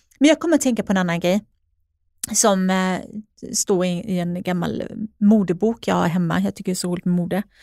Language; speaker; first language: Swedish; native; Swedish